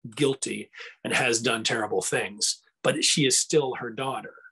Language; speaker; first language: English; native; English